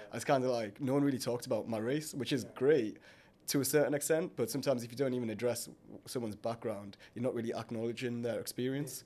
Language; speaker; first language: English; early bilingual, other home language; Hindi